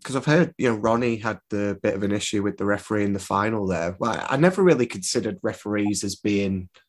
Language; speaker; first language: English; native; English